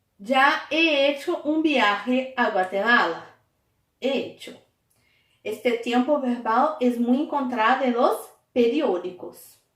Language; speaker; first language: Spanish; non-native, fluent; Portuguese